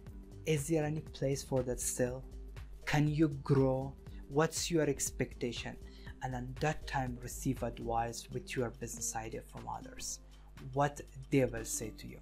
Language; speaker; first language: English; non-native, fluent; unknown